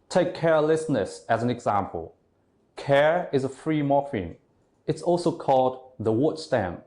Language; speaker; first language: English; non-native, fluent; Vietnamese